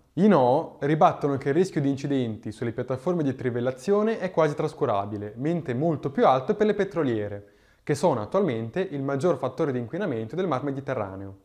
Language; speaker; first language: Italian; native; Italian